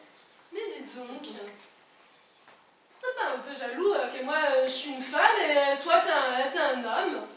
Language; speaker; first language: French; native; French